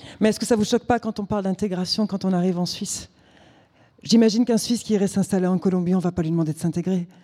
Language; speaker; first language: French; native; French